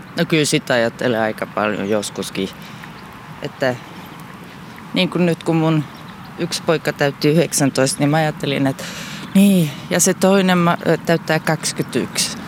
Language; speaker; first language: Finnish; early bilingual, heritage; Finnish